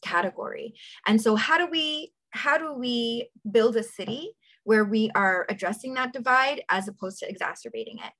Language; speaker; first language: English; native; English